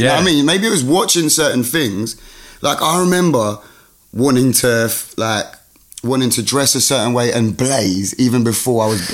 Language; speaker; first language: English; native; English